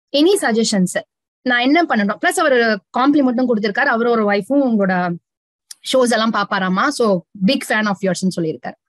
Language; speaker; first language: Tamil; native; Tamil